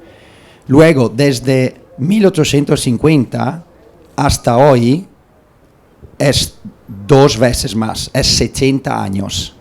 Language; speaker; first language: Spanish; non-native, learner; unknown